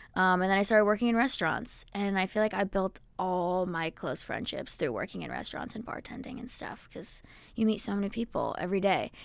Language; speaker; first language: English; native; English